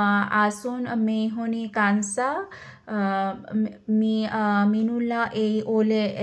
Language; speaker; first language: Finnish; non-native, learner; Bangla